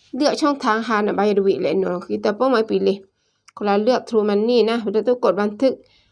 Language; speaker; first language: Malay; native; Malay